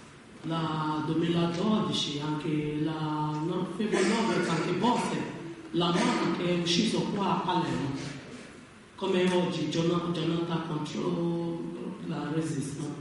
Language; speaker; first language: Italian; non-native, learner; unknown